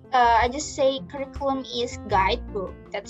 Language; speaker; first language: English; non-native, learner; Indonesian